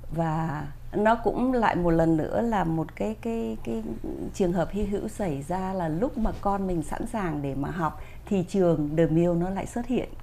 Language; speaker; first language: Vietnamese; native; Vietnamese